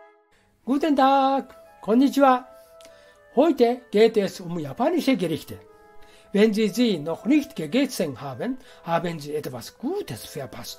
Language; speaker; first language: German; non-native, fluent; Japanese